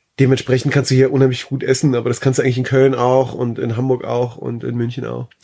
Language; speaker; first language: German; early bilingual, other home language; Persian